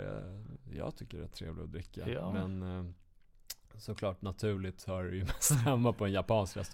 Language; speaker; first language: Swedish; native; Swedish